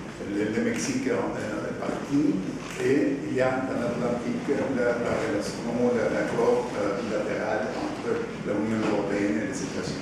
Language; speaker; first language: French; non-native, fluent; Spanish